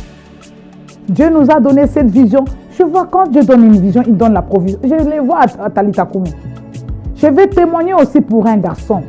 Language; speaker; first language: French; non-native, local second language; Lingala